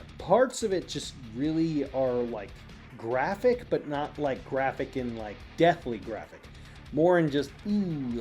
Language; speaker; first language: English; native; English